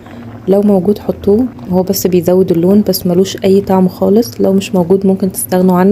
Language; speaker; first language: Arabic; native; Arabic